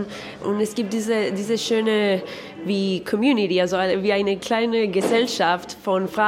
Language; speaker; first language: German; non-native, learner; Spanish